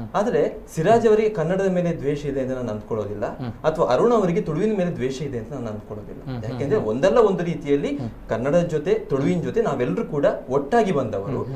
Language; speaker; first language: Kannada; non-native, local second language; Tulu